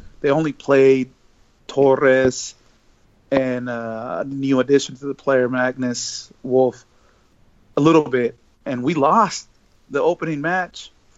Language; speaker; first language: English; early bilingual, other home language; Spanish